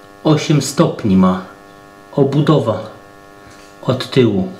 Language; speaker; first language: Polish; native; Polish